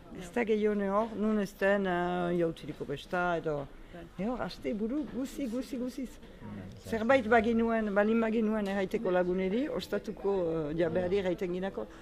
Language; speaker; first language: Basque; native; Basque